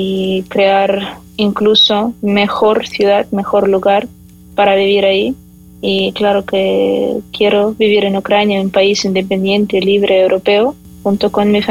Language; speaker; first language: Spanish; non-native, fluent; Ukrainian